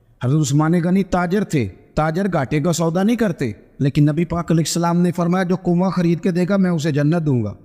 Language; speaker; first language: Urdu; non-native, local second language; Punjabi